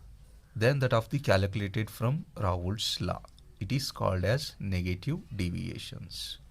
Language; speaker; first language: English; non-native, local second language; Kannada